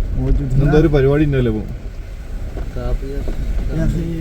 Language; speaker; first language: Arabic; non-native, learner; Malayalam